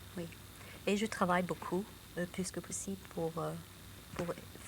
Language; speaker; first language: French; non-native, local second language; English